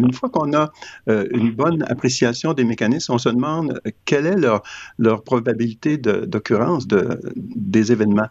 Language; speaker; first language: French; native; French